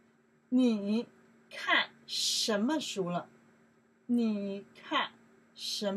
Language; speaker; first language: Chinese; non-native, learner; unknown